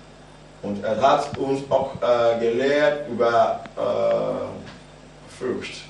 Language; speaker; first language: German; non-native, fluent; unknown